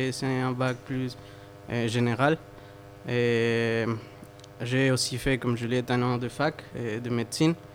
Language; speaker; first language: French; early bilingual, other home language; Spanish